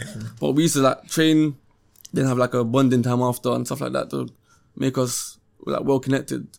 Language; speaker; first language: English; native; English